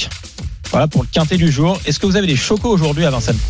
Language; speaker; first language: French; native; French